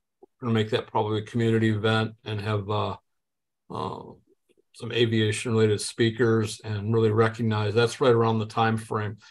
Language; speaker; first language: English; native; English